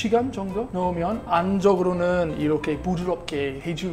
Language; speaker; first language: Korean; non-native, fluent; English